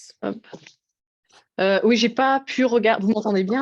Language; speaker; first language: French; native; French